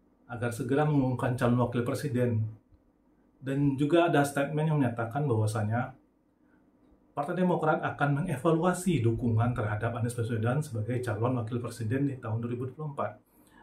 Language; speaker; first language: Indonesian; native; Indonesian